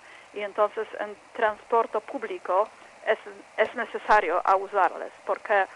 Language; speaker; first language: Spanish; non-native, fluent; Polish